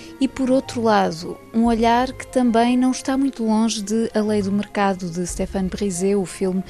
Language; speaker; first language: Portuguese; native; Portuguese